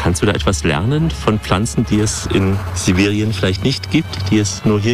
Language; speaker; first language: German; native; German